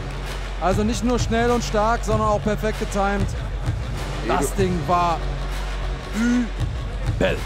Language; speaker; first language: German; native; German